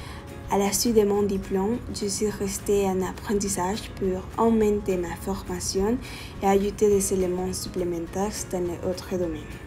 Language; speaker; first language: French; non-native, fluent; Spanish